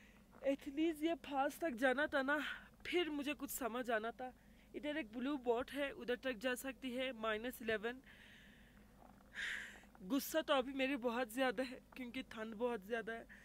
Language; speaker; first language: Hindi; non-native, fluent; Turkish